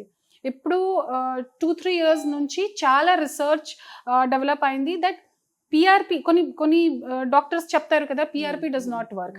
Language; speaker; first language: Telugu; non-native, fluent; Hindi